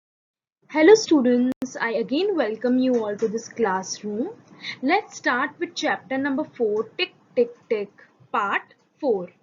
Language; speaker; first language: English; non-native, local second language; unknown